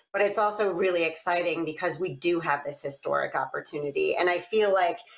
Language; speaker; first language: English; native; English